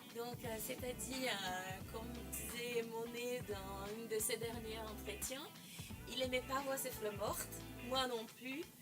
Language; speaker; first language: French; non-native, fluent; Portuguese